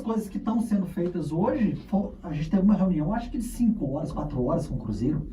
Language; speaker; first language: Portuguese; native; Portuguese